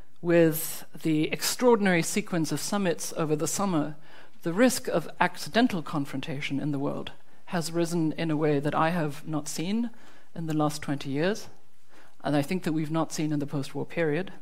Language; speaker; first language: English; non-native, fluent; German